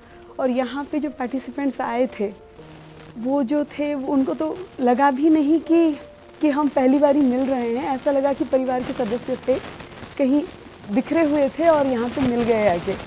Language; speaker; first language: Hindi; non-native, local second language; Odia